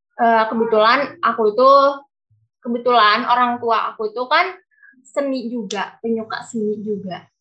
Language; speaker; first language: Indonesian; native; Indonesian